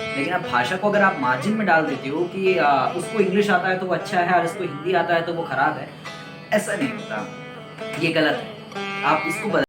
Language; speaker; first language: Hindi; native; Hindi